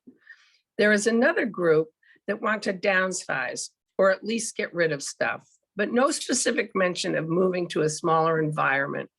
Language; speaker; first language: English; native; English